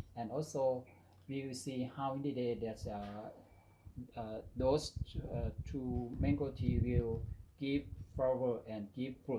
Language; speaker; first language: English; non-native, learner; Thai